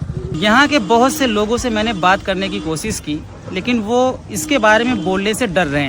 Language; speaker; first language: Hindi; native; Hindi